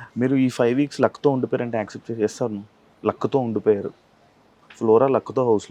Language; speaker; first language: Telugu; native; Telugu